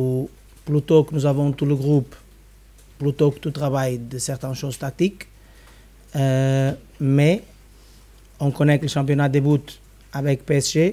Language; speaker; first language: French; non-native, fluent; Spanish